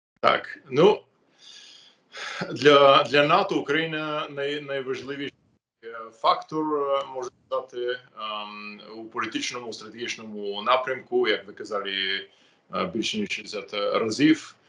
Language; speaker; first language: Ukrainian; non-native, fluent; English